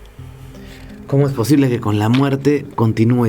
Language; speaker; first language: Spanish; native; Spanish